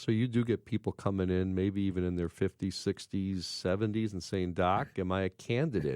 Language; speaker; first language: English; native; English